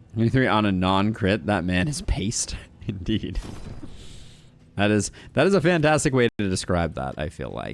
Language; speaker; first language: English; native; English